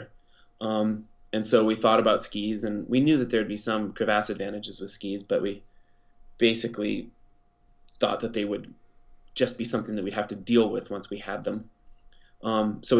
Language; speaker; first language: English; native; English